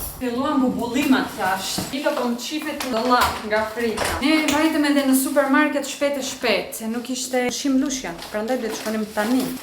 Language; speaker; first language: Albanian; early bilingual, heritage; Albanian